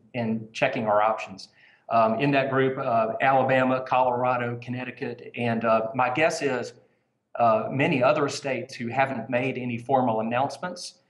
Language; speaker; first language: English; native; English